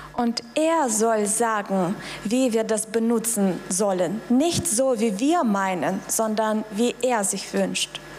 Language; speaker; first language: German; non-native, fluent; Russian